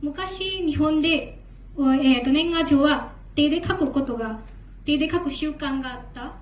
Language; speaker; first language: Japanese; non-native, learner; Marathi